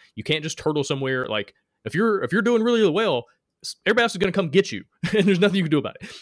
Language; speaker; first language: English; native; English